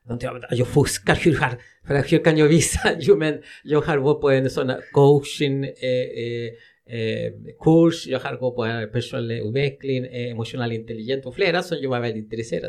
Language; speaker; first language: Swedish; non-native, fluent; Spanish